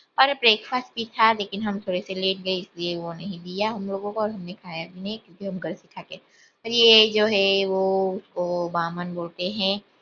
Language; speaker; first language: Hindi; non-native, local second language; Gujarati